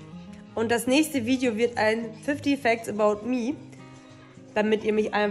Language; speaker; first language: German; native; German